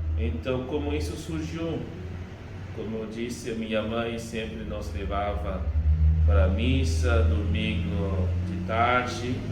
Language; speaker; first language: Portuguese; non-native, fluent; Haitian Creole